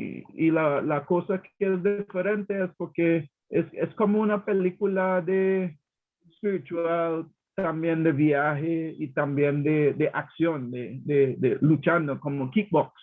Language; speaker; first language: Spanish; non-native, learner; English